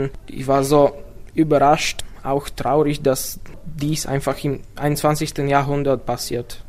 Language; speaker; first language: German; non-native, fluent; Slovak